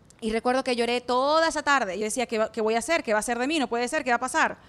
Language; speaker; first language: Spanish; native; Spanish